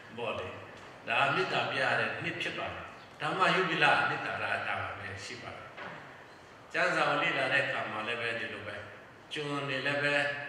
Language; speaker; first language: Burmese; non-native, local second language; Tedim Chin